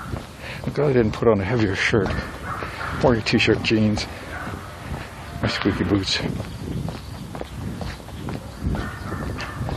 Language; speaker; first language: English; native; English